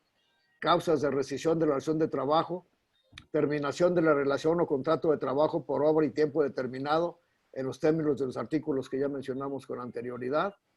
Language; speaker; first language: Spanish; native; Spanish